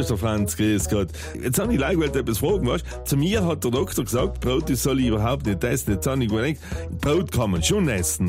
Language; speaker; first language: German; native; German